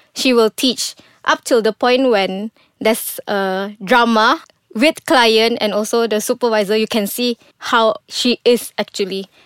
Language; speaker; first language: English; non-native, local second language; Malay